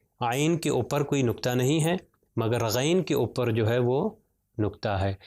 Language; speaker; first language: Urdu; native; Urdu